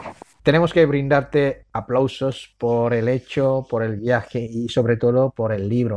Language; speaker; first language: Spanish; non-native, fluent; Indonesian